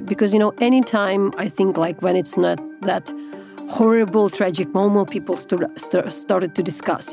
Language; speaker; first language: English; non-native, fluent; Ukrainian